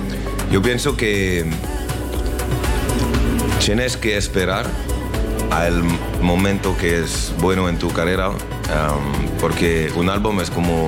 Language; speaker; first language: Spanish; non-native, learner; French